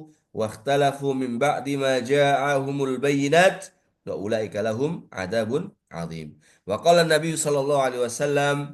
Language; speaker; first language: Arabic; non-native, fluent; Indonesian